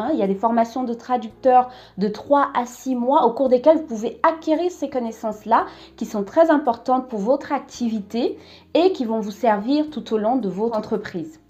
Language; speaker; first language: French; native; French